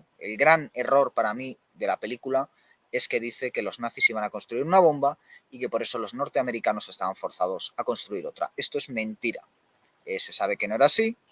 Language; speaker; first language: Spanish; native; Spanish